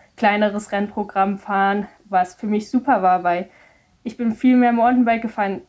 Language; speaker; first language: German; native; German